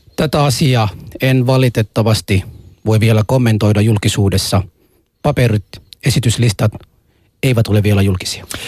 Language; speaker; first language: Finnish; non-native, fluent; Arabic